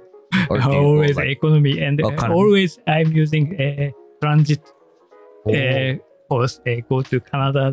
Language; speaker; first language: English; non-native, learner; Japanese